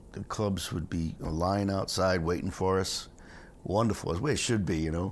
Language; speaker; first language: English; native; English